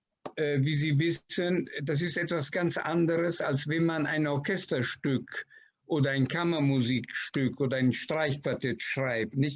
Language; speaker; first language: German; non-native, fluent; Italian